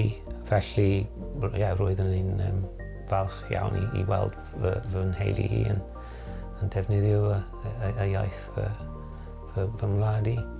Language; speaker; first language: Welsh; non-native, local second language; English